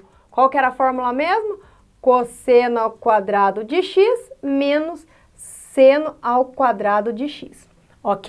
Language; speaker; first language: Portuguese; native; Portuguese